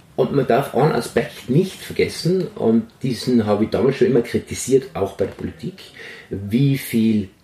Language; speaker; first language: German; native; German